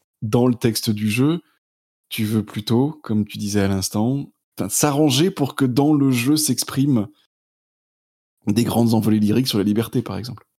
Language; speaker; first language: French; native; French